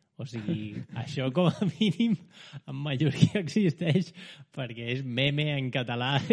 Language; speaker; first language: Catalan; native; Catalan